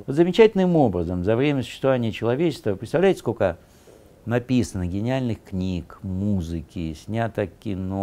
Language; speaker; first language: Russian; native; Russian